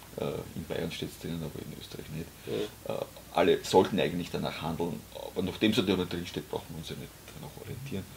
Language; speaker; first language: German; native; German